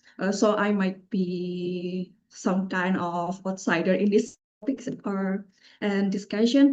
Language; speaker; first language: English; non-native, fluent; Indonesian